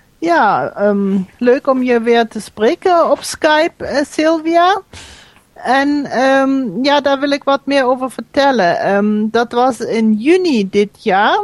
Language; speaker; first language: Dutch; non-native, fluent; German